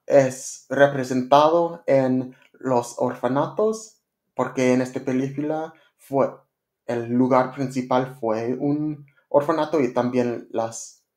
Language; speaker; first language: Spanish; non-native, learner; English